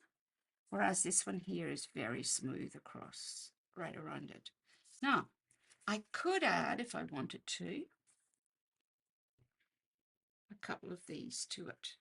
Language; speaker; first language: English; native; English